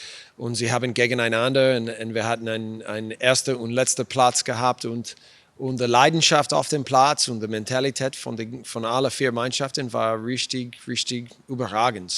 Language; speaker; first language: German; non-native, fluent; English